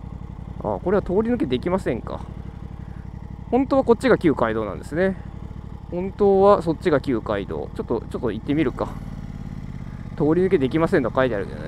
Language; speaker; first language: Japanese; native; Japanese